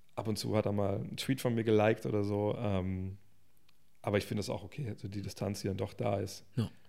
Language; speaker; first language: German; native; German